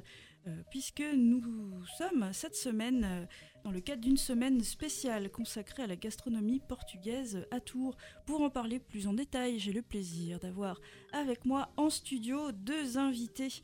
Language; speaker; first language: French; native; French